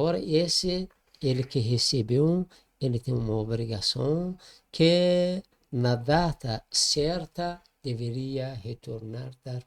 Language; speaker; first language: Portuguese; non-native, learner; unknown